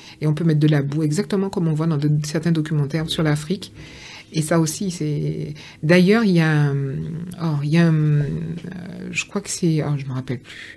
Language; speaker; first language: French; native; French